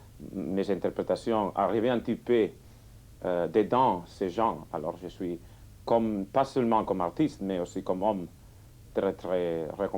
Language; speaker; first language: French; non-native, fluent; Catalan